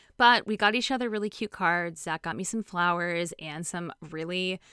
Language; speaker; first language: English; native; English